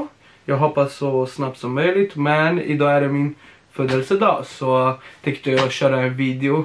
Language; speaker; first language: Swedish; non-native, fluent; Polish